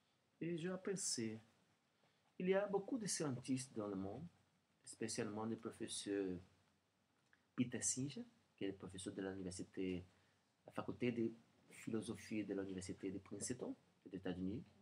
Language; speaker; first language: French; non-native, learner; Portuguese